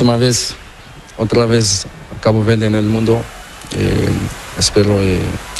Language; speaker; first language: Spanish; non-native, learner; Portuguese